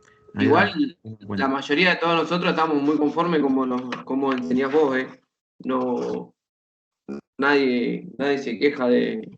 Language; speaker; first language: Spanish; native; Spanish